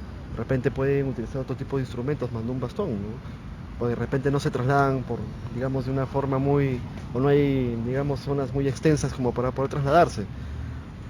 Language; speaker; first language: Spanish; native; Spanish